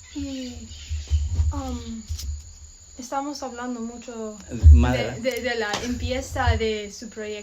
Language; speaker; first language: Spanish; non-native, learner; English